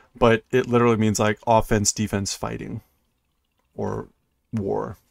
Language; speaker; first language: English; native; English